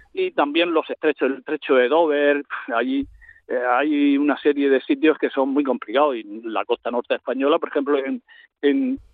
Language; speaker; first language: Spanish; native; Spanish